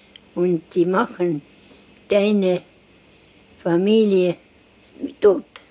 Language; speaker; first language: German; non-native, learner; Estonian